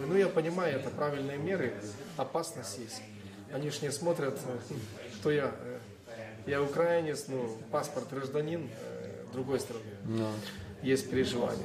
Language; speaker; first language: Russian; non-native, local second language; Ukrainian